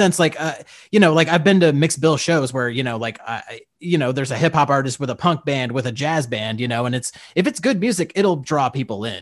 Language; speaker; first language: English; native; English